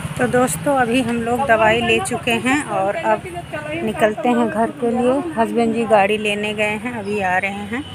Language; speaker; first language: Hindi; native; Hindi